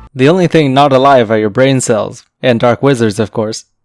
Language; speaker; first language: English; native; English